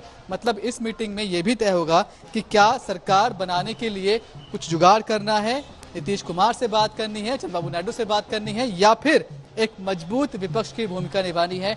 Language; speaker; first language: Hindi; native; Hindi